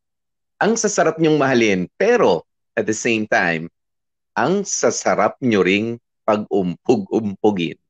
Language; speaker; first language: Filipino; native; Filipino